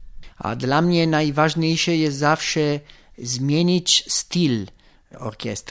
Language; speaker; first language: Polish; non-native, fluent; Italian